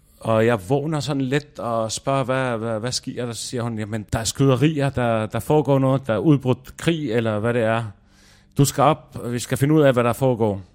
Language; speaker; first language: Danish; non-native, fluent; Arabic